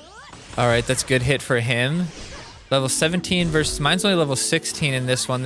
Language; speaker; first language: English; native; English